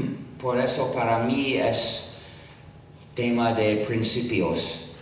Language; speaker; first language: Spanish; non-native, fluent; English